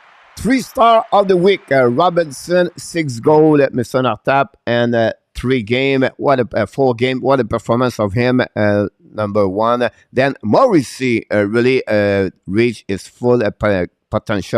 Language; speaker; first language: English; non-native, local second language; French